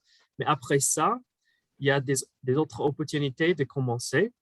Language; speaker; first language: French; non-native, fluent; English